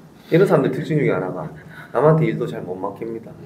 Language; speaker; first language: Korean; native; Korean